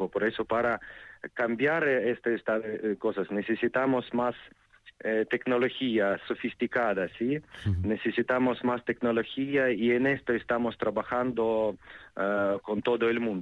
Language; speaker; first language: Spanish; non-native, fluent; Ukrainian